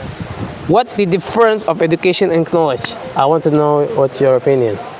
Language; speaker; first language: English; non-native, learner; Indonesian